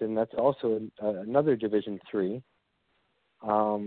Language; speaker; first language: English; native; English